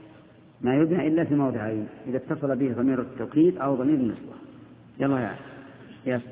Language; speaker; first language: Arabic; native; Arabic